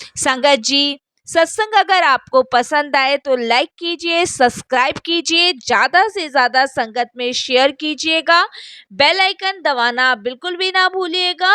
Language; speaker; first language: Hindi; native; Hindi